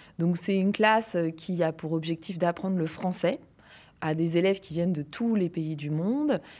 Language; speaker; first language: French; native; French